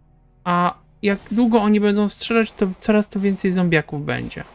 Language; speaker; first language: Polish; native; Polish